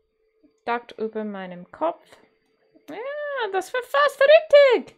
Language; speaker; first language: German; non-native, learner; Dutch